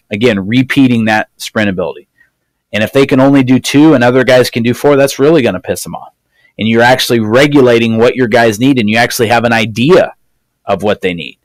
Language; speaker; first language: English; native; English